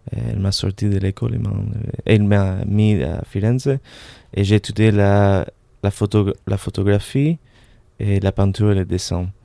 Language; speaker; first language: French; non-native, fluent; Spanish